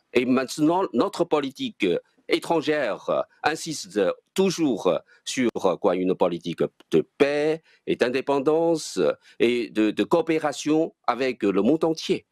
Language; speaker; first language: French; non-native, fluent; Chinese